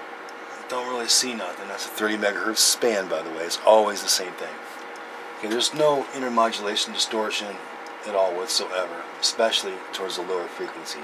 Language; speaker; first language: English; native; English